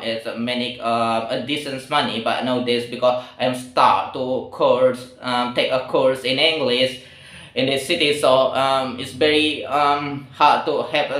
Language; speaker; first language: English; non-native, learner; Indonesian